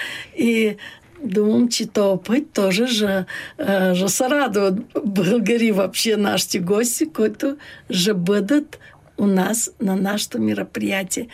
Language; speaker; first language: Bulgarian; early bilingual, heritage; Bulgarian